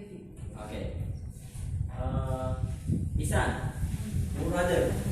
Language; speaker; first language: English; non-native, learner; Indonesian